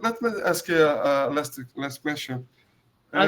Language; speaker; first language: English; non-native, learner; Portuguese